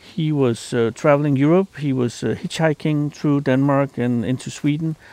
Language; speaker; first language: English; non-native, fluent; Danish